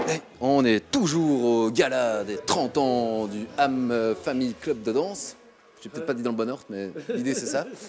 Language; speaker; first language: French; native; French